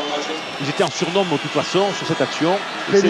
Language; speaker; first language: French; native; French